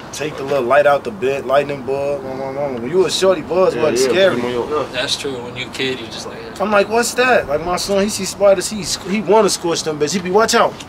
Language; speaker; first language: English; native; English